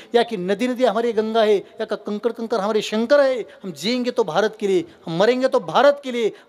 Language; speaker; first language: Hindi; non-native, local second language; Marathi